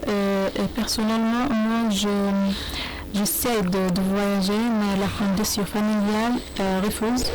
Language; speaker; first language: French; non-native, learner; Arabic